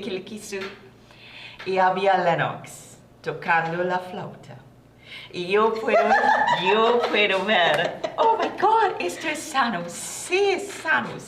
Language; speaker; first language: Spanish; non-native, learner; English